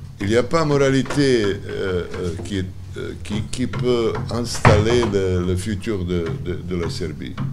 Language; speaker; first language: French; non-native, learner; Serbian